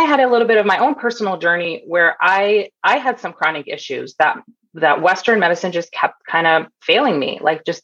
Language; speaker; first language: English; native; English